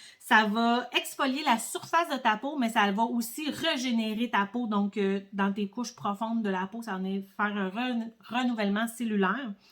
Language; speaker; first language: French; native; French